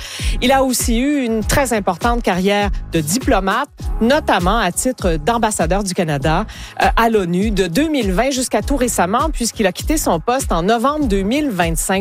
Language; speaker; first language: French; native; French